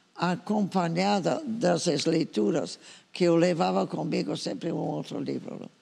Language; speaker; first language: Portuguese; non-native, fluent; English